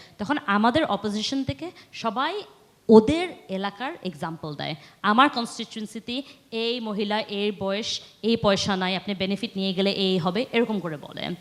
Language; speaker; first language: Bangla; early bilingual, heritage; Bangla